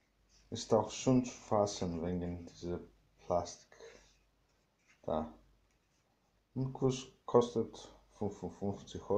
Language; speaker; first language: German; non-native, learner; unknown